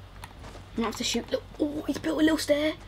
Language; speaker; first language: English; native; English